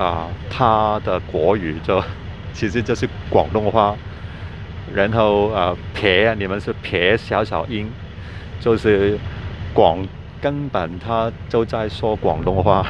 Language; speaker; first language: Chinese; non-native, fluent; Cantonese